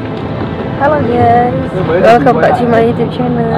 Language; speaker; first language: English; non-native, learner; Indonesian